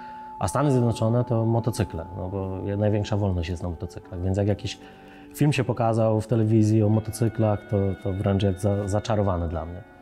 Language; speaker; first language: Polish; native; Polish